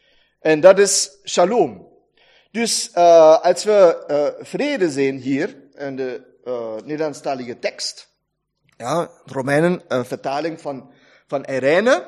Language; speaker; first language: Dutch; non-native, fluent; German